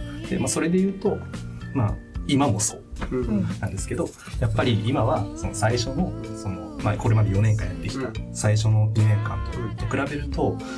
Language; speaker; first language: Japanese; native; Japanese